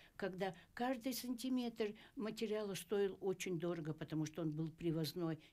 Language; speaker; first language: Russian; native; Russian